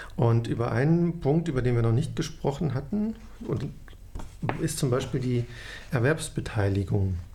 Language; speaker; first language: German; native; German